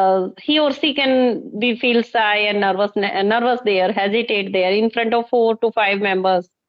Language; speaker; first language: English; non-native, local second language; Hindi